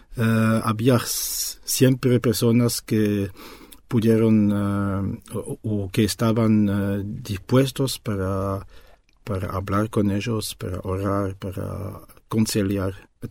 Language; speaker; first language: Spanish; non-native, fluent; French